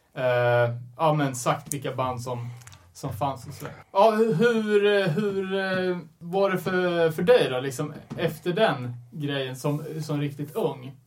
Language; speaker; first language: Swedish; native; Swedish